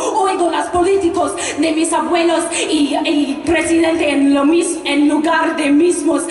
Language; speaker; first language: Spanish; non-native, learner; English